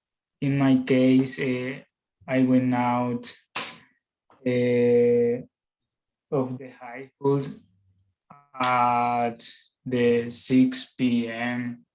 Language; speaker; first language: English; non-native, learner; Spanish